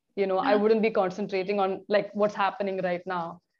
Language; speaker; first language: English; non-native, local second language; Malayalam